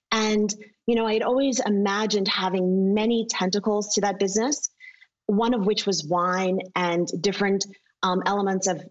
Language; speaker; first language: English; native; English